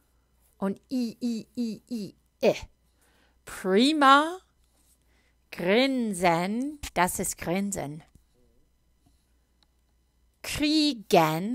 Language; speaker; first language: German; non-native, fluent; English